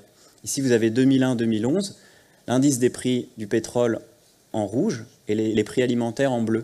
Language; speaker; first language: French; native; French